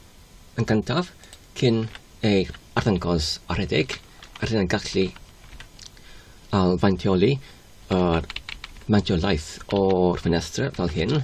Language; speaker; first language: Welsh; non-native, learner; English